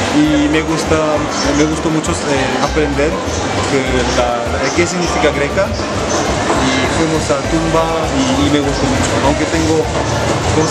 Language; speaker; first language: Spanish; non-native, learner; Korean